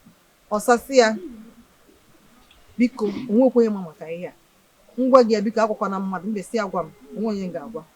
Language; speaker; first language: Igbo; native; Igbo